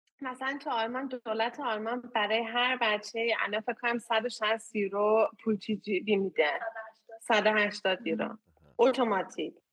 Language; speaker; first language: Persian; early bilingual, heritage; Persian